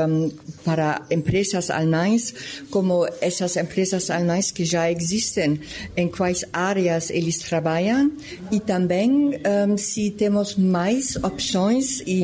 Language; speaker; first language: Portuguese; non-native, fluent; German